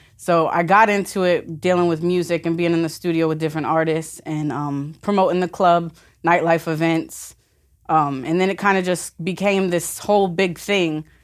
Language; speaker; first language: English; native; English